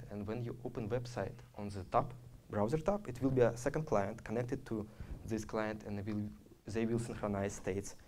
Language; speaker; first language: English; non-native, fluent; Russian